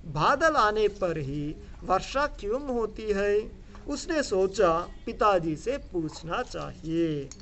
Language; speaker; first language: Hindi; non-native, local second language; Telugu